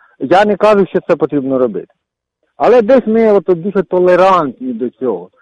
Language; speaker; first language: Ukrainian; non-native, local second language; Russian